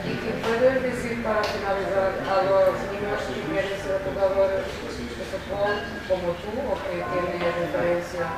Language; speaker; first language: Spanish; non-native, learner; Portuguese